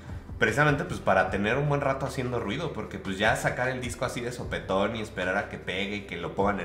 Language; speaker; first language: Spanish; native; Spanish